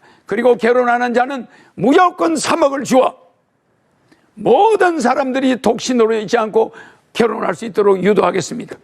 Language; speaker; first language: Korean; native; Korean